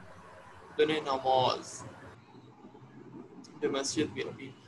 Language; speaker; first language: Persian; non-native, learner; Urdu